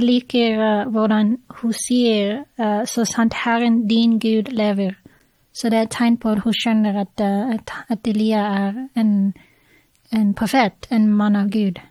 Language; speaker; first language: Norwegian; non-native, fluent; English